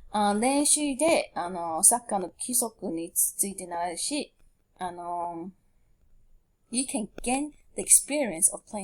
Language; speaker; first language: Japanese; non-native, fluent; English